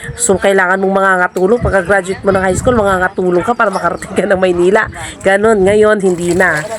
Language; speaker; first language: Filipino; non-native, local second language; Cebuano